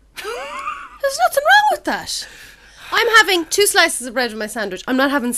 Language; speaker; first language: English; native; English